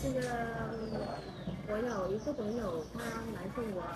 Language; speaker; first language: Chinese; non-native, learner; Vietnamese